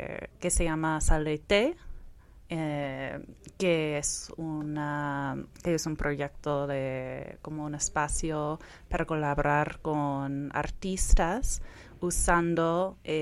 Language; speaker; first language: Spanish; non-native, fluent; English